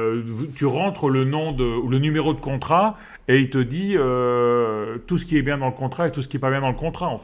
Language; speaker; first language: French; native; French